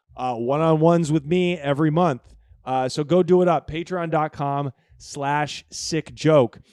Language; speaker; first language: English; native; English